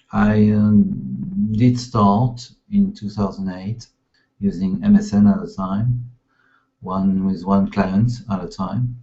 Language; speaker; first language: English; non-native, fluent; French